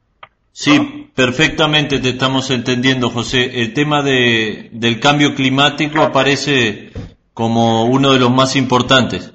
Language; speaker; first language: Spanish; native; Spanish